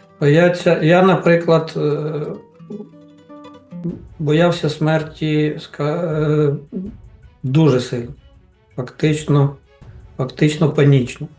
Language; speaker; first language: Ukrainian; native; Ukrainian